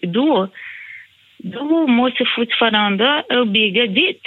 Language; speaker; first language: Swedish; non-native, fluent; Portuguese